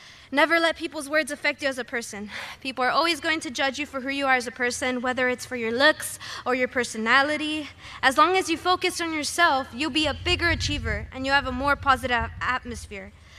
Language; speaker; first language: English; early bilingual, other home language; Spanish